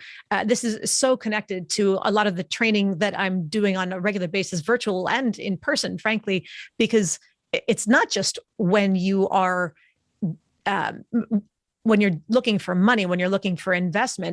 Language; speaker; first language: English; native; English